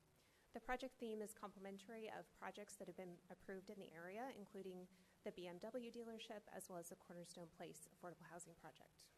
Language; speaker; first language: English; native; English